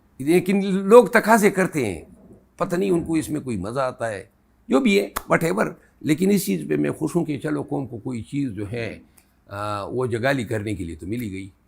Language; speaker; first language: Urdu; non-native, local second language; Pashto